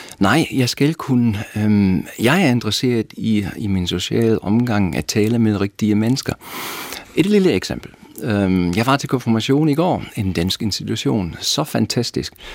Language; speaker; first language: Danish; non-native, fluent; German